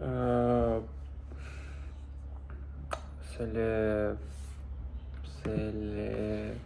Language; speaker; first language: French; non-native, learner; Russian